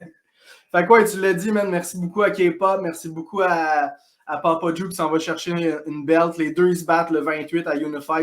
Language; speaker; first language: French; native; French